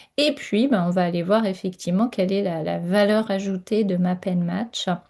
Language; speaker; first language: French; native; French